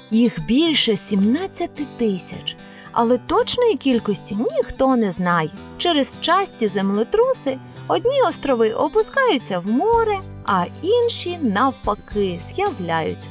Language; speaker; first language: Ukrainian; native; Ukrainian